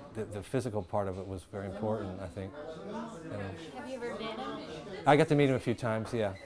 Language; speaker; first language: English; native; English